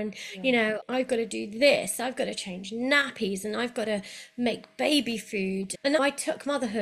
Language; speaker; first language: English; native; English